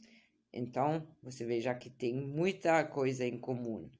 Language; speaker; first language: Portuguese; non-native, fluent; German